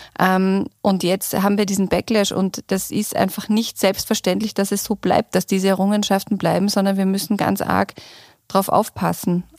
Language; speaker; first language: German; native; German